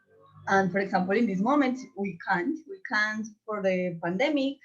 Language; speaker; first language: English; non-native, learner; Spanish